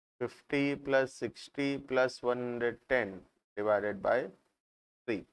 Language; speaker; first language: Hindi; native; Hindi